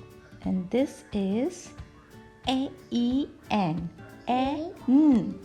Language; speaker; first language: English; non-native, local second language; Hindi